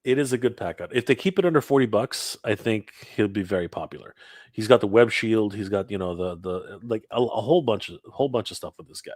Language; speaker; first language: English; native; English